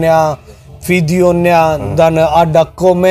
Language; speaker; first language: Indonesian; non-native, learner; Hindi